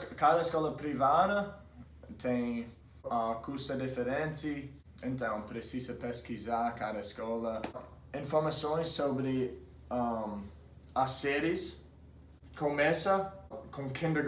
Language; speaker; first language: Portuguese; non-native, fluent; English